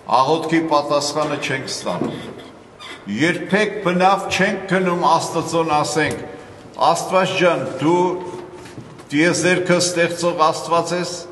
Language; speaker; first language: Armenian; native; Armenian